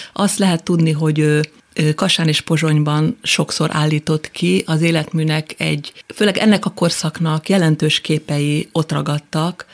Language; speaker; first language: Hungarian; native; Hungarian